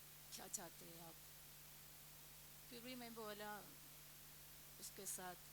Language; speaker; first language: Hindi; non-native, local second language; Malayalam